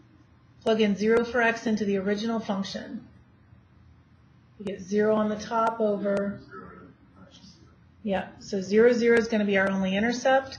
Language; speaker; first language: English; native; English